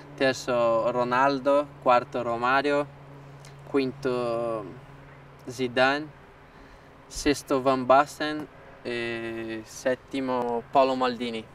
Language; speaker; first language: Italian; non-native, fluent; Portuguese